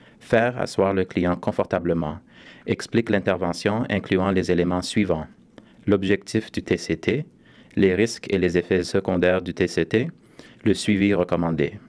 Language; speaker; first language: French; native; French